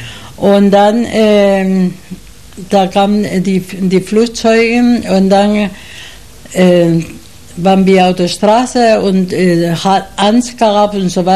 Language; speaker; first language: German; non-native, fluent; Spanish